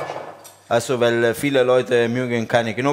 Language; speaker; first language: German; non-native, learner; Italian